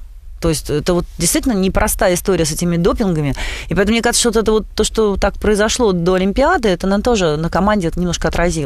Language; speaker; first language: Russian; native; Russian